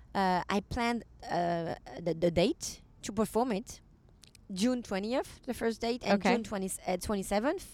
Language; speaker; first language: English; non-native, fluent; French